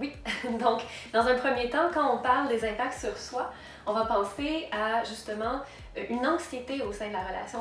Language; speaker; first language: French; native; French